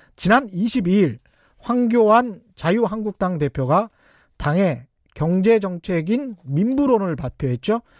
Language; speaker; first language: Korean; native; Korean